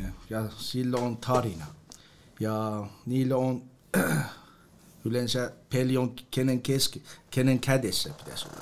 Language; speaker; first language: Finnish; non-native, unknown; Persian